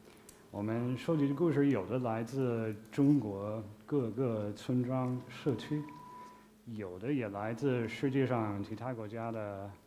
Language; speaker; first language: Chinese; non-native, fluent; English